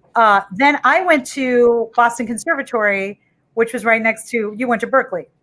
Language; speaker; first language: English; native; English